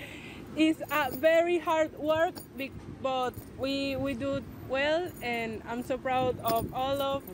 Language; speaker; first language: English; non-native, learner; Spanish